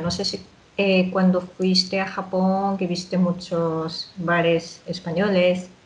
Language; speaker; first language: Spanish; non-native, fluent; Japanese